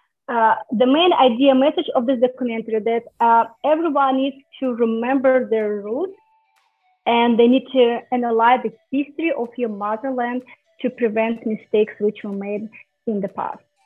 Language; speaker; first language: English; non-native, fluent; Russian